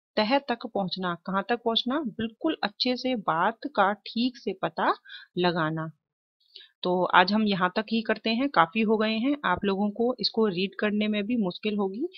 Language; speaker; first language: Hindi; native; Hindi